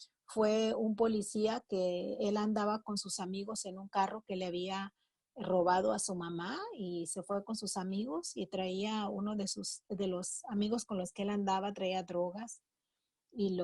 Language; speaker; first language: Spanish; native; Spanish